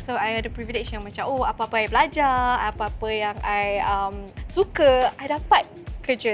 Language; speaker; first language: Malay; native; Malay